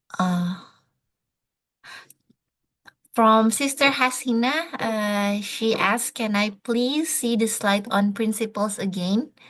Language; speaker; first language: English; non-native, fluent; Indonesian